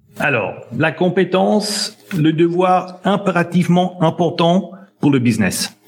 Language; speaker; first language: French; native; French